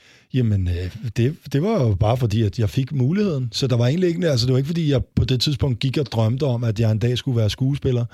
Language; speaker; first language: Danish; native; Danish